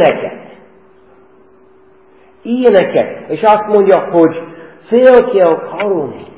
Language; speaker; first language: Hungarian; non-native, fluent; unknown